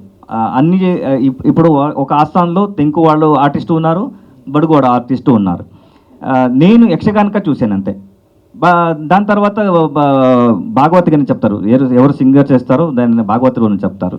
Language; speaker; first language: Telugu; non-native, learner; Kannada